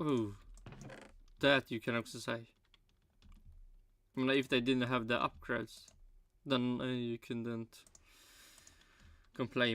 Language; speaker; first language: English; non-native, fluent; Swedish